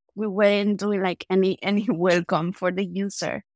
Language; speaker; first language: English; non-native, fluent; Spanish